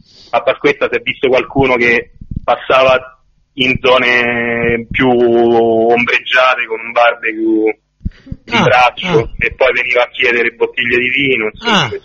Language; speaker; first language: Italian; native; Italian